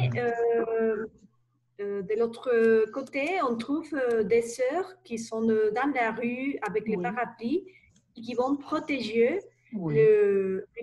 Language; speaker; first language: French; non-native, learner; Spanish